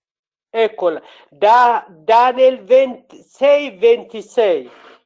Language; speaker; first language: Italian; non-native, learner; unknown